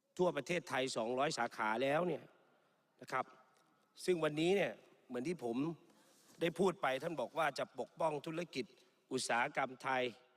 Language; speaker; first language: Thai; native; Thai